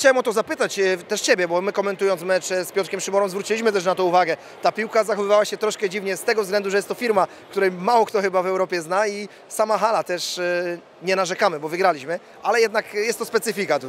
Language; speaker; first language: Polish; native; Polish